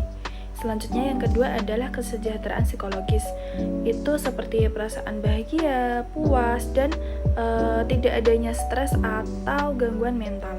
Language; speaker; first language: Indonesian; native; Indonesian